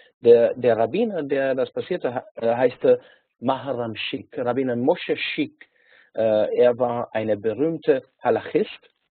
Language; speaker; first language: German; non-native, fluent; Hungarian